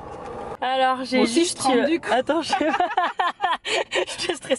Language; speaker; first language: French; native; French